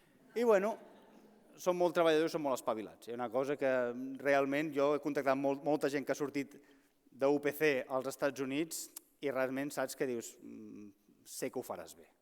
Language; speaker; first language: Catalan; native; Catalan